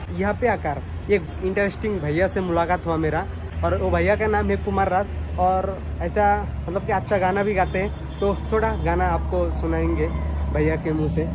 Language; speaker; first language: Hindi; non-native, local second language; Assamese